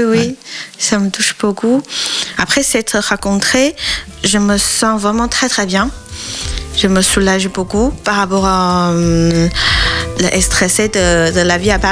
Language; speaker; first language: French; non-native, learner; Chinese